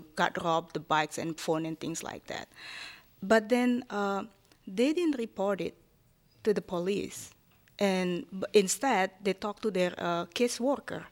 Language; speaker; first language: English; non-native, fluent; Japanese